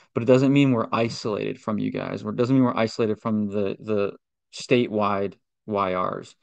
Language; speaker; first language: English; native; English